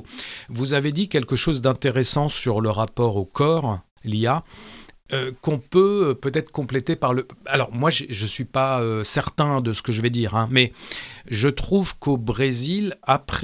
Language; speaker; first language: French; native; French